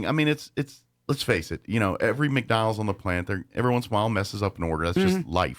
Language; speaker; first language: English; native; English